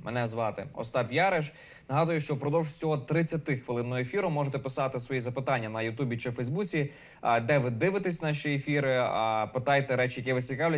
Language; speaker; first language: Ukrainian; native; Ukrainian